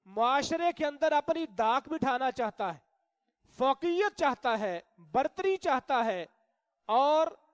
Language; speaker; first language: Urdu; non-native, local second language; Punjabi